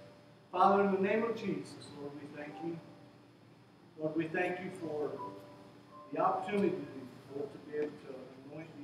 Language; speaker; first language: English; native; English